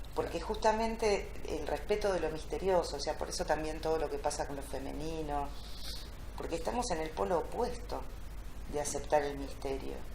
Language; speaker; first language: Spanish; early bilingual, other home language; Italian